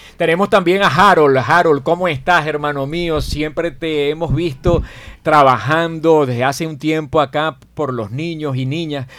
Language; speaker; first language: Spanish; native; Spanish